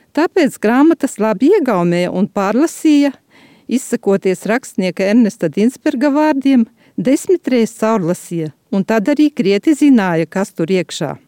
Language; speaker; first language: Latvian; native; Latvian